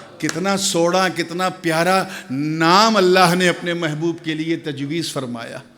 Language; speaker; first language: Urdu; native; Urdu